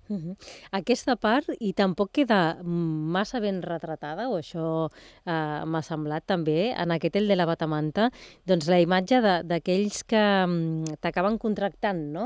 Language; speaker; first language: Catalan; native; Catalan